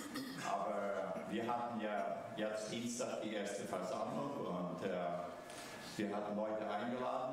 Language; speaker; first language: German; early bilingual, heritage; German